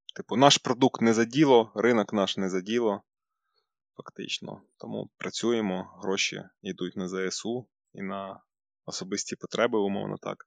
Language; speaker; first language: Ukrainian; native; Ukrainian